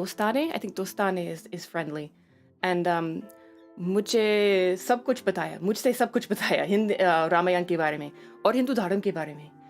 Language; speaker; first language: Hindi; non-native, learner; English